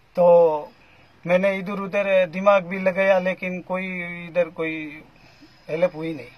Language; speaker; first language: Hindi; native; Hindi